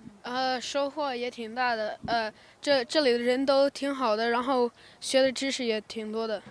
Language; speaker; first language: Chinese; early bilingual, heritage; English